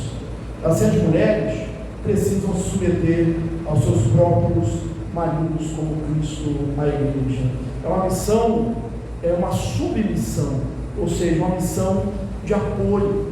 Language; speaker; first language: Portuguese; native; Portuguese